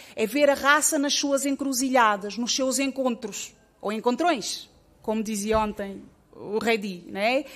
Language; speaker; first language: Portuguese; native; Portuguese